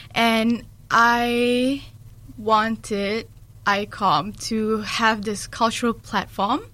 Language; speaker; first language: English; early bilingual, other home language; Malay